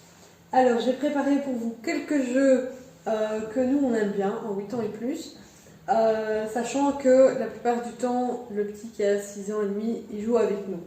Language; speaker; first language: French; native; French